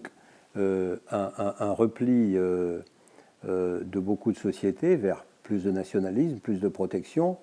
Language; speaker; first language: French; native; French